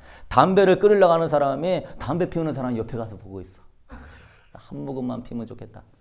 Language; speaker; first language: Korean; native; Korean